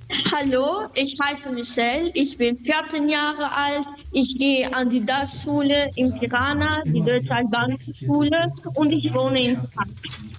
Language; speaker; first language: German; non-native, learner; Albanian